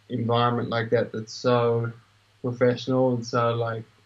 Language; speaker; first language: English; native; English